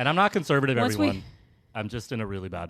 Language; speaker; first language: English; native; English